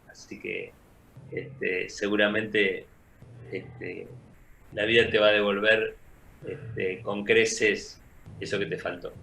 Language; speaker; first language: Spanish; native; Spanish